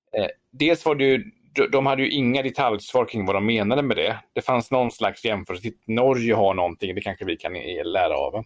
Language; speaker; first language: Swedish; native; Swedish